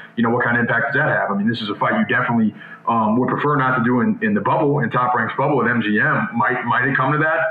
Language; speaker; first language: English; native; English